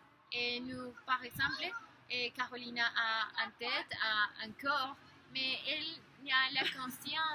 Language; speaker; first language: French; non-native, learner; Spanish